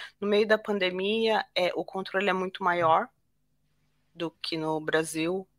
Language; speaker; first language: Portuguese; native; Portuguese